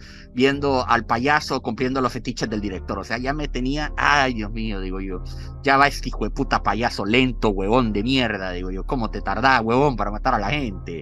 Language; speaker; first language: Spanish; native; Spanish